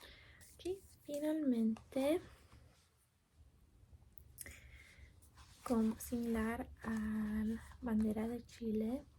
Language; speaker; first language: Spanish; non-native, learner; English